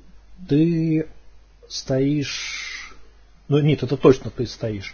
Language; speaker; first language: Russian; native; Russian